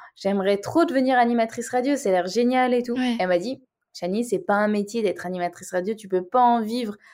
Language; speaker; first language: French; native; French